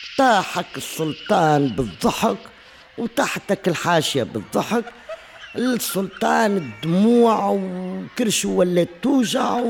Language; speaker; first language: Arabic; native; Arabic